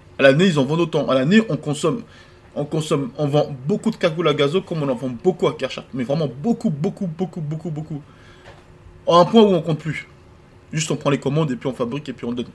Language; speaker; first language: French; native; French